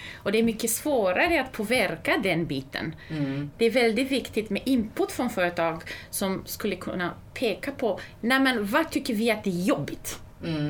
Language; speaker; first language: Swedish; non-native, fluent; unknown